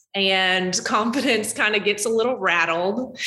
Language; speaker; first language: English; native; English